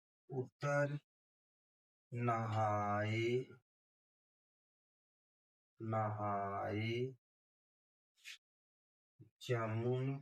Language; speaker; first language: Hindi; native; Hindi